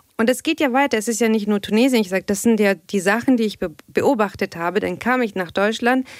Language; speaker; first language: German; non-native, fluent; Arabic